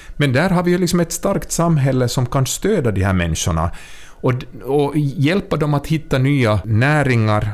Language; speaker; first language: Swedish; native; Swedish